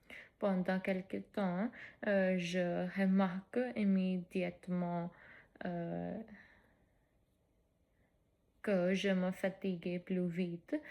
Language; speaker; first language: French; non-native, fluent; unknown